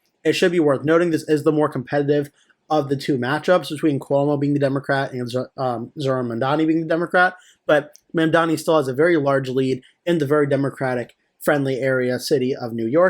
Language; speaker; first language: English; native; English